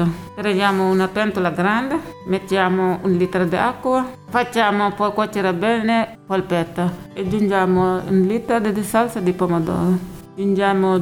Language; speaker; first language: Italian; non-native, learner; Wolof